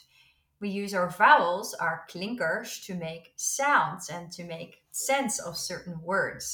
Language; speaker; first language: English; non-native, fluent; Dutch